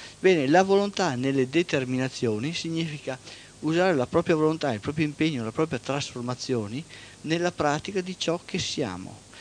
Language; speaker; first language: Italian; native; Italian